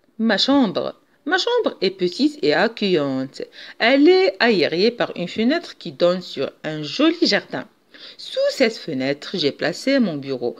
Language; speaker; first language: French; non-native, local second language; Arabic